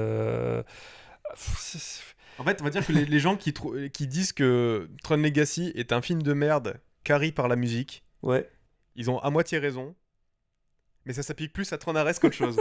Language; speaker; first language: French; native; French